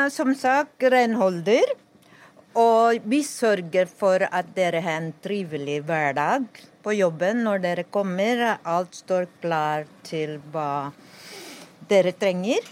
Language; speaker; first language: Norwegian; non-native, fluent; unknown